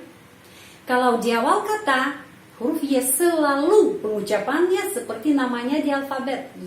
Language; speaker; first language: Indonesian; non-native, fluent; Russian